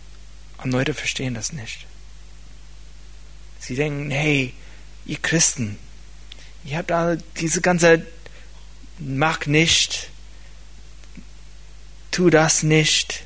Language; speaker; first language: German; non-native, fluent; English